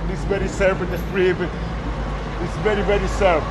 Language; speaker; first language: English; non-native, learner; Spanish